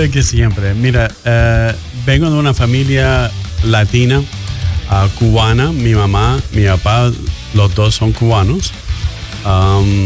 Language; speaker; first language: Spanish; early bilingual, heritage; Spanish